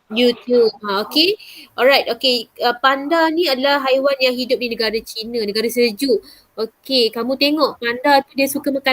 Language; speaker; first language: Malay; native; Malay